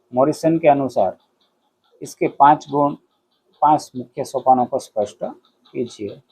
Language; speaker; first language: Hindi; non-native, local second language; Gujarati